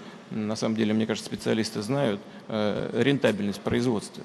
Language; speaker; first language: Russian; native; Russian